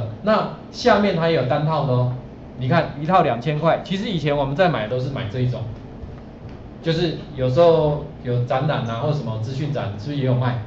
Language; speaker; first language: Chinese; native; Chinese